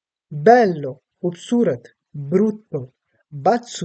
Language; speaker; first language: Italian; non-native, learner; Urdu